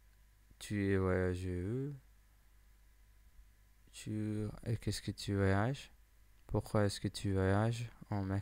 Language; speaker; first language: French; non-native, learner; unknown